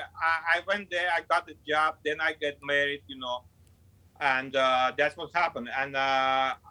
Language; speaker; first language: English; non-native, fluent; Azerbaijani